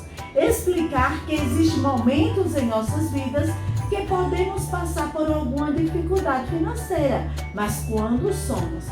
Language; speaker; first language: Portuguese; native; Portuguese